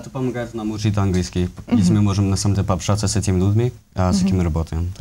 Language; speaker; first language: Russian; non-native, learner; English